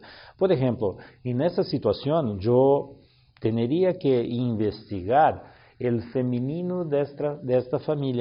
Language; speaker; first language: Spanish; non-native, learner; Portuguese